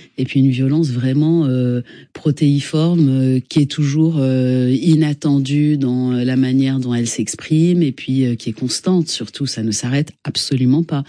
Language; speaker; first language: French; non-native, local second language; Arabic